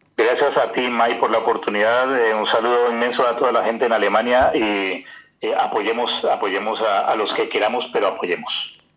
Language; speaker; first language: Spanish; native; Spanish